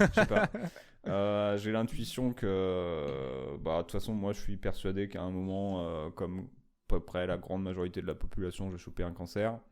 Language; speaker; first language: French; native; French